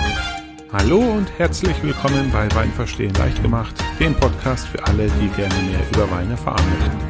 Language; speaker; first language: German; native; German